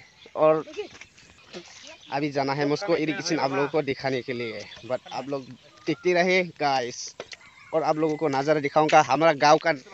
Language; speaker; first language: Hindi; non-native, local second language; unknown